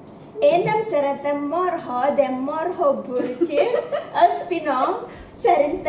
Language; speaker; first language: Hungarian; non-native, learner; Indonesian